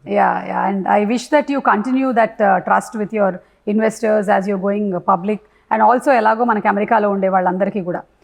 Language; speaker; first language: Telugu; non-native, local second language; Malayalam